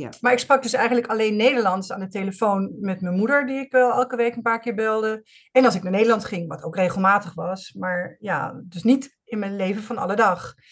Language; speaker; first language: Dutch; native; Dutch